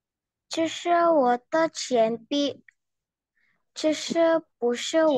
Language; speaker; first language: Chinese; non-native, learner; Indonesian